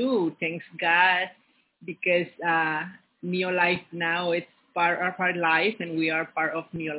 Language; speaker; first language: English; non-native, learner; Spanish